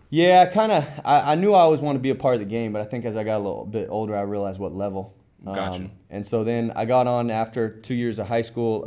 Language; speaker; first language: English; native; English